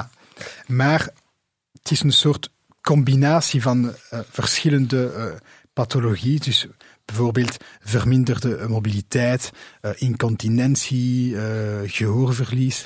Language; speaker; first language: Dutch; non-native, local second language; French